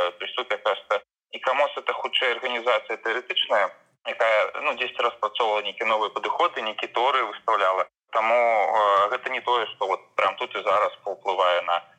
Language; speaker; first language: Belarusian; non-native, local second language; Russian